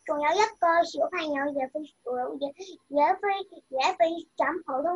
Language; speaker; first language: Chinese; early bilingual, other home language; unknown